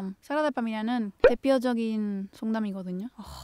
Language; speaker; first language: Korean; non-native, fluent; Spanish